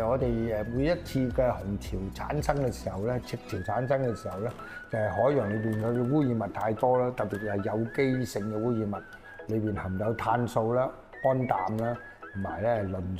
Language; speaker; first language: Cantonese; native; Cantonese